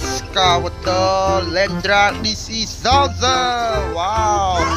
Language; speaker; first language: English; non-native, learner; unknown